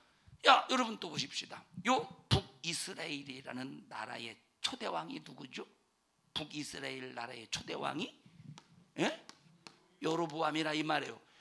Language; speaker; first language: Korean; native; Korean